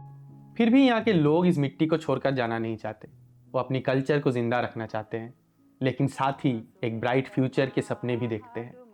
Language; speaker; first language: Hindi; native; Hindi